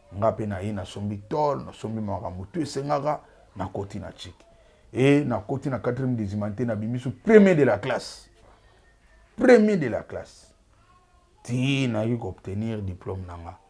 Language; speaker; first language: Lingala; native; Lingala